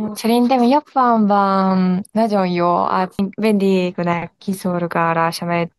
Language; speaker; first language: Hungarian; non-native, fluent; Japanese